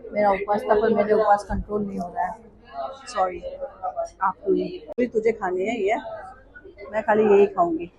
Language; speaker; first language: Hindi; non-native, local second language; Marathi